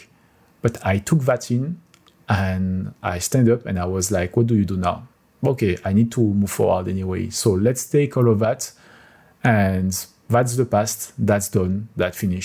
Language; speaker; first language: English; non-native, fluent; French